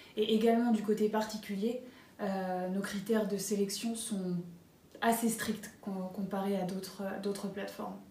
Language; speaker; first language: French; native; French